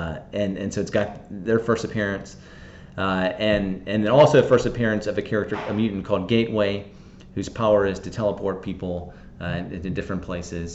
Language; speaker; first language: English; native; English